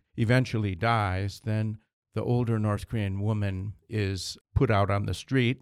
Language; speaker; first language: English; native; English